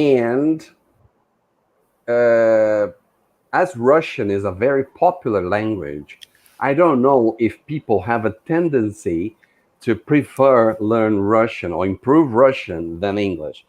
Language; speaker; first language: English; non-native, fluent; Portuguese